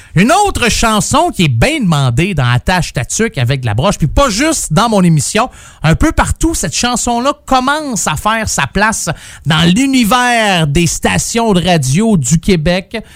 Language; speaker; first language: French; native; French